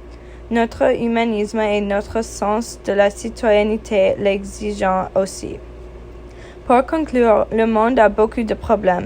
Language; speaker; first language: French; non-native, fluent; English